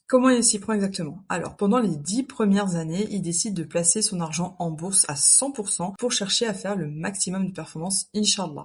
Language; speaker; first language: French; native; French